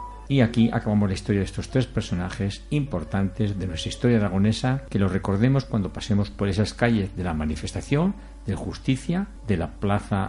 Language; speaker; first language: Spanish; native; Spanish